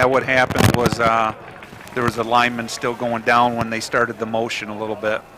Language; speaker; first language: English; native; English